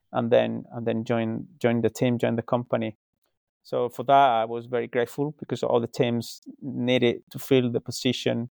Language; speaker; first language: English; non-native, fluent; Spanish